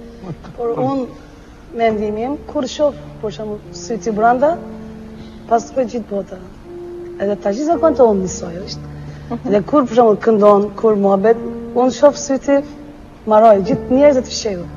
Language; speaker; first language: Albanian; non-native, learner; Turkish